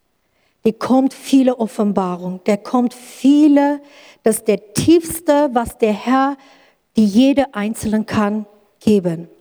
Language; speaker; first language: German; non-native, learner; Kurdish